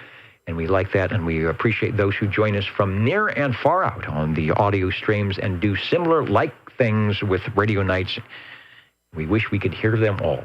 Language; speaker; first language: English; native; English